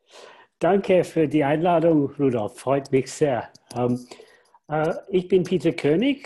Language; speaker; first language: German; non-native, fluent; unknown